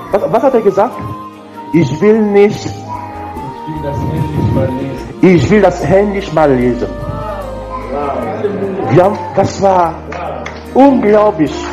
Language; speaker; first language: German; non-native, learner; French